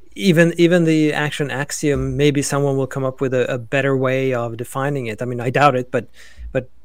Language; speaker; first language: English; non-native, fluent; Swedish